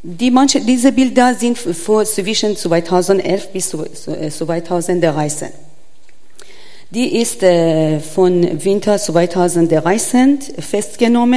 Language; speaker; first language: German; non-native, learner; Persian